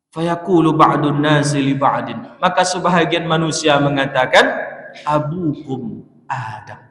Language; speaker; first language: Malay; native; Malay